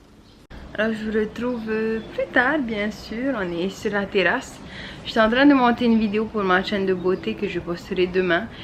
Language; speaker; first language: French; native; French